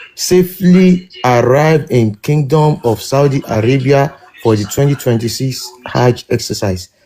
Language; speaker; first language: English; non-native, local second language; Yoruba